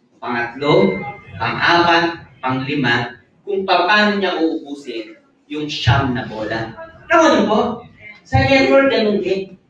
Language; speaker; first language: Filipino; native; Filipino